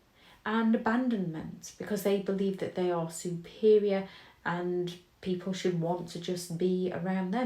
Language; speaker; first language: English; native; English